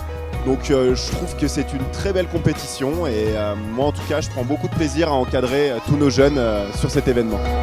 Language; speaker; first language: French; native; French